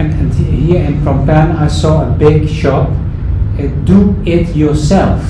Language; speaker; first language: English; non-native, fluent; Dutch